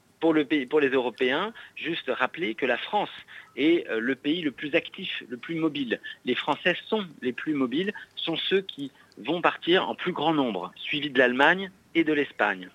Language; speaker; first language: French; native; French